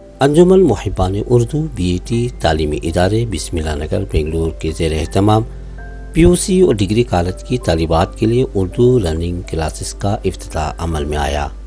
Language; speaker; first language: Urdu; native; Urdu